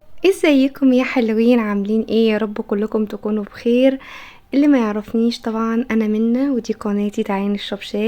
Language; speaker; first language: Arabic; native; Arabic